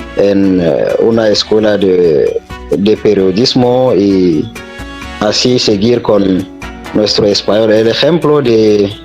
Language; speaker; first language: Spanish; non-native, fluent; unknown